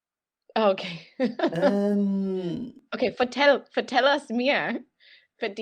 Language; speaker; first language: Danish; non-native, learner; English